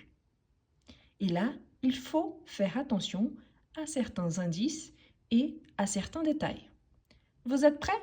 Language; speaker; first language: French; non-native, fluent; Portuguese